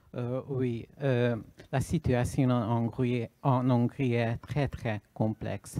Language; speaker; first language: French; non-native, learner; Hungarian